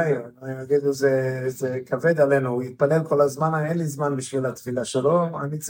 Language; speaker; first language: Hebrew; non-native, fluent; English